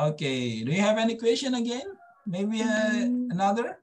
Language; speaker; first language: English; non-native, fluent; Indonesian